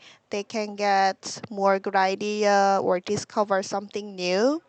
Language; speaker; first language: English; non-native, learner; Korean